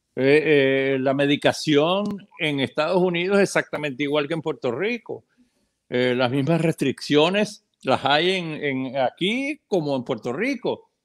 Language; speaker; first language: Spanish; native; Spanish